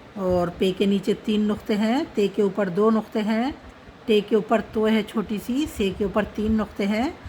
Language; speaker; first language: Hindi; native; Hindi